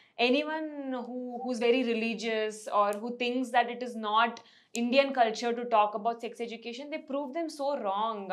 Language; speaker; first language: English; non-native, local second language; Telugu